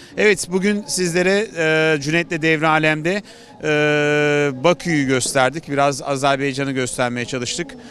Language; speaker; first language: Turkish; native; Turkish